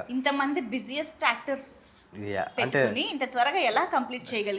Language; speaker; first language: Telugu; native; Telugu